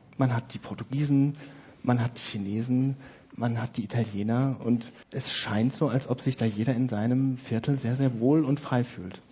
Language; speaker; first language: German; native; German